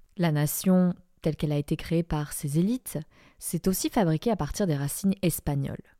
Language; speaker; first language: French; non-native, fluent; Spanish